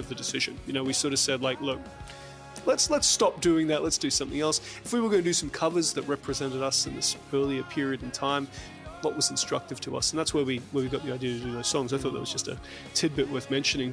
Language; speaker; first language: English; native; English